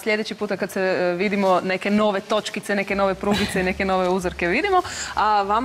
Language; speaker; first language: Croatian; native; Croatian